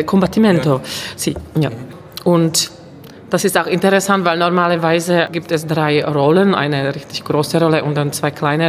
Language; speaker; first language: German; non-native, fluent; Czech